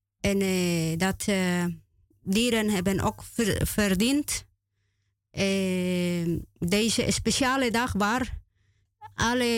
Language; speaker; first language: Dutch; non-native, learner; Spanish